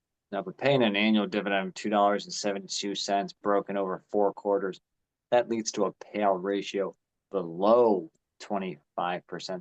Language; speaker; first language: English; native; English